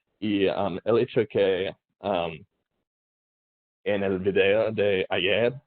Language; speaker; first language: Spanish; non-native, learner; English